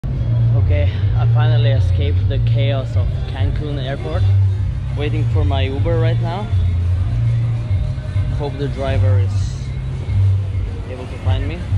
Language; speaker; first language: English; non-native, fluent; French